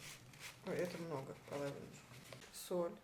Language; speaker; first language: Russian; non-native, local second language; Azerbaijani